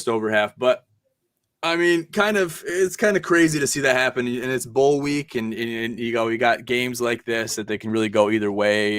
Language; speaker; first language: English; native; English